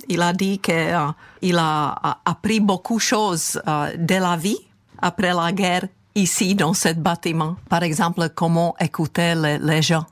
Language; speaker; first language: French; non-native, fluent; Czech